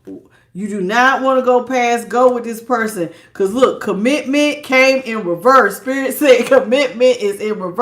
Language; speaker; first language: English; native; English